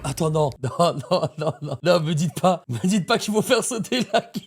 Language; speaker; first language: French; native; French